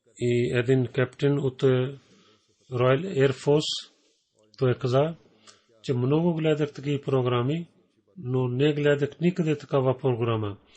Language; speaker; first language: Bulgarian; non-native, fluent; Urdu